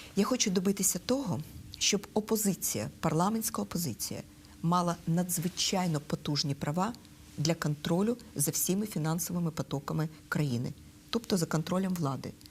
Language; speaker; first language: Ukrainian; non-native, local second language; Russian